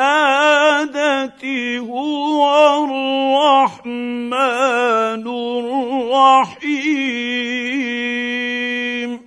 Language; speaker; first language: Arabic; native; Arabic